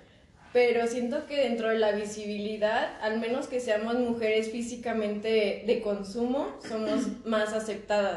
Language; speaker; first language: Spanish; native; Spanish